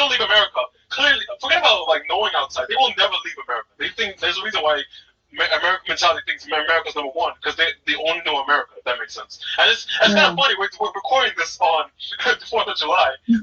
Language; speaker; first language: English; native; English